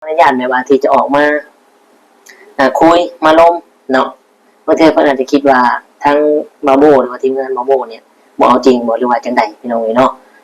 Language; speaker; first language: Thai; non-native, local second language; Northeastern Thai